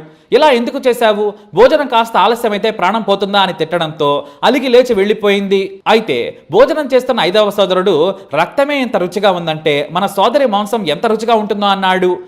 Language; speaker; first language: Telugu; native; Telugu